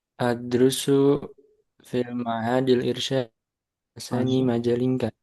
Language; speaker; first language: Arabic; non-native, learner; Indonesian